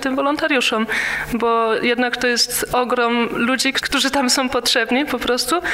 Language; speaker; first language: Polish; early bilingual, heritage; Polish